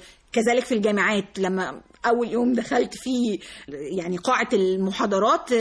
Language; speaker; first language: Arabic; native; Arabic